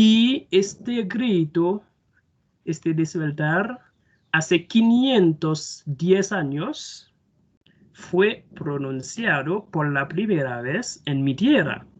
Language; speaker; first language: Spanish; non-native, fluent; Haitian Creole